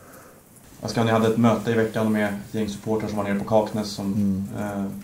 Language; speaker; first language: Swedish; native; Swedish